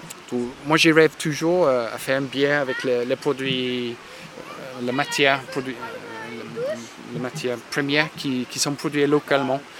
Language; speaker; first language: French; non-native, fluent; English